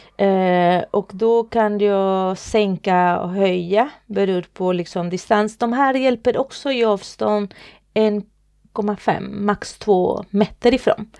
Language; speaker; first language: Swedish; non-native, fluent; Spanish